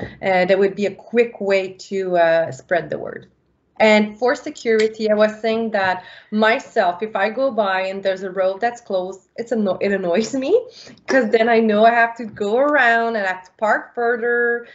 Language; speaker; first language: English; non-native, local second language; French